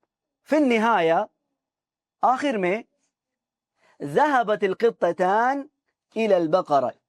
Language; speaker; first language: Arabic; non-native, fluent; Urdu